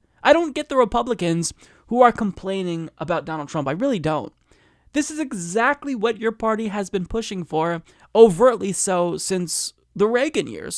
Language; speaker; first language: English; native; English